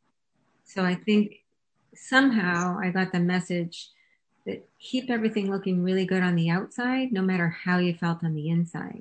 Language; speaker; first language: English; native; English